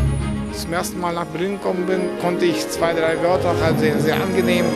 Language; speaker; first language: German; non-native, fluent; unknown